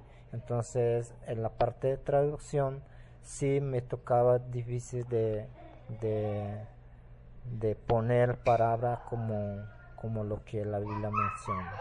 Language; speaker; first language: Spanish; non-native, local second language; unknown